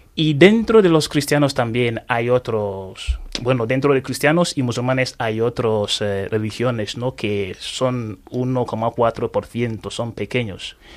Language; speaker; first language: Spanish; non-native, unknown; Igbo